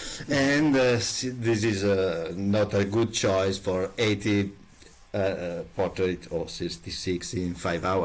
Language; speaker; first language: English; non-native, learner; Italian